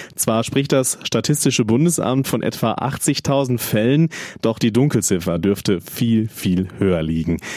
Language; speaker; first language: German; native; German